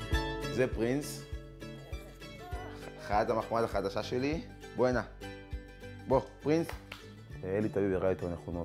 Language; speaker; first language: Hebrew; native; Hebrew